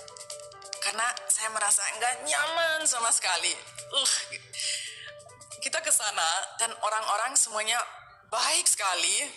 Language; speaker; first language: Indonesian; non-native, fluent; German